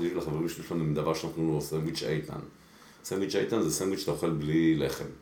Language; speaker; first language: Hebrew; early bilingual, other home language; Spanish